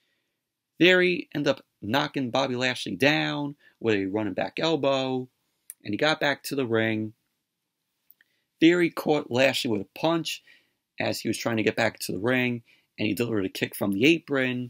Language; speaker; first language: English; native; English